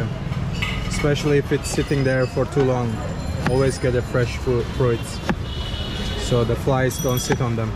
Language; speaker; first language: English; non-native, fluent; Azerbaijani